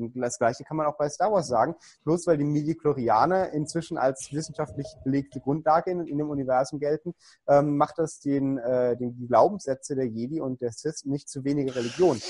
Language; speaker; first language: German; native; German